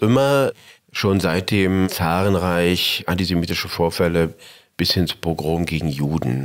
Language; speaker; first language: German; native; German